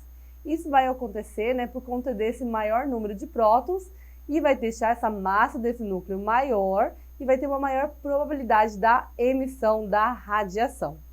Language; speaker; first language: Portuguese; native; Portuguese